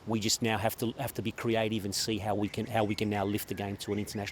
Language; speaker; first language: English; native; English